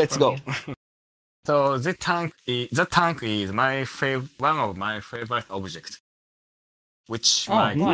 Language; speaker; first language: English; non-native, learner; Japanese